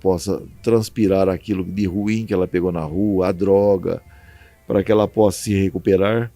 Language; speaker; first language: Portuguese; native; Portuguese